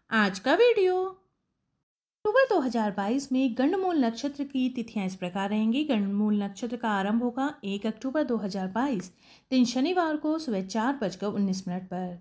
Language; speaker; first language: Hindi; native; Hindi